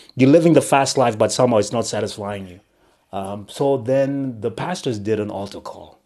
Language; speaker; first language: English; non-native, local second language; Shona